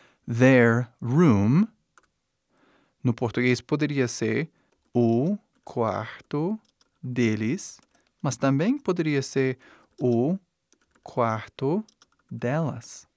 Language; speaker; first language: Portuguese; non-native, fluent; English